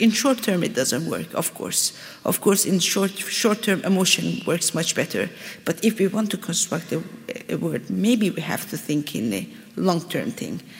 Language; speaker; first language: English; non-native, fluent; Persian